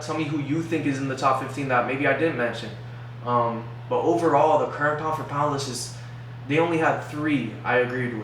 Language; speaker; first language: English; native; English